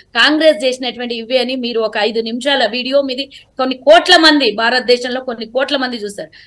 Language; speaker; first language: Telugu; native; Telugu